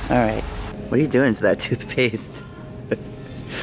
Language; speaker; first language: English; native; English